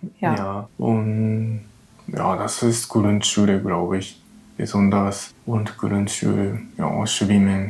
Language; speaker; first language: German; non-native, learner; Japanese